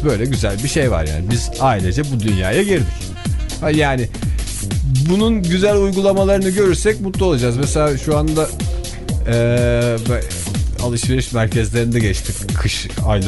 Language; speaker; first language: Turkish; native; Turkish